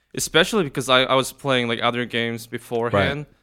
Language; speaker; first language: English; non-native, fluent; Korean